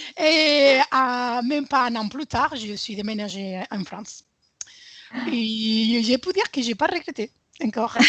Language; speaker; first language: French; non-native, fluent; Spanish